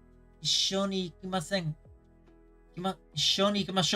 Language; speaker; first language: Japanese; non-native, learner; English